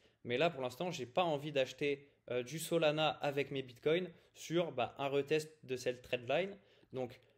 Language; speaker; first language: French; native; French